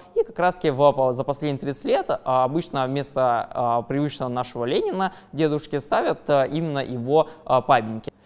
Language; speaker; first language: Russian; native; Russian